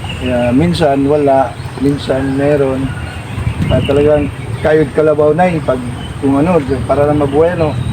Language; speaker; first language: Filipino; non-native, local second language; Cebuano